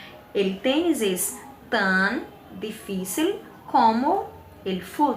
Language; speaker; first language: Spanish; non-native, fluent; Portuguese